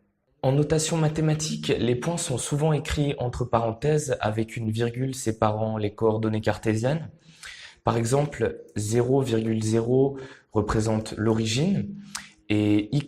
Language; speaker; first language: French; native; French